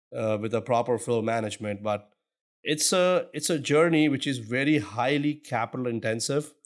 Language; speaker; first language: English; non-native, local second language; Gujarati